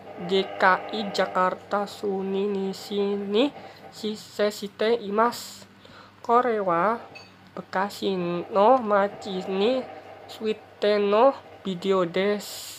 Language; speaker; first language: Japanese; non-native, learner; Indonesian